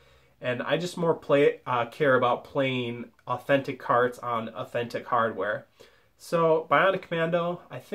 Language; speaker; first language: English; native; English